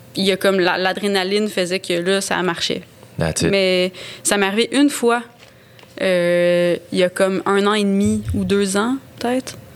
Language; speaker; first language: French; native; French